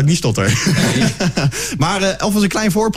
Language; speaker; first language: Dutch; native; Dutch